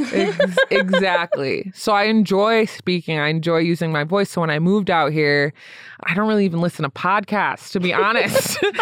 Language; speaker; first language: English; native; English